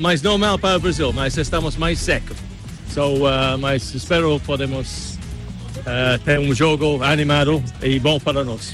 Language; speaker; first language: Portuguese; non-native, learner; English